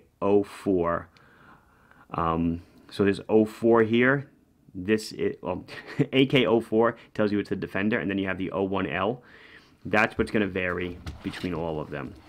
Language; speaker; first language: English; native; English